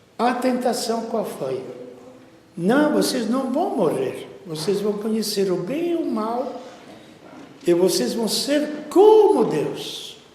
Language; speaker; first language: Portuguese; non-native, fluent; Italian